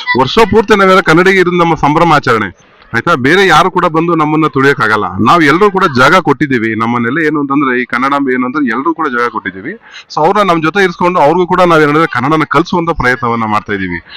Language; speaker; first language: Kannada; native; Kannada